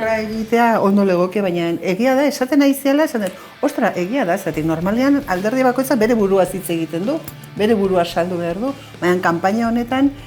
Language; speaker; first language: Basque; native; Basque